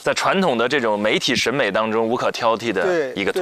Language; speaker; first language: Chinese; native; Chinese